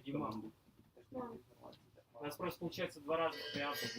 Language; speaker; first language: Russian; native; Russian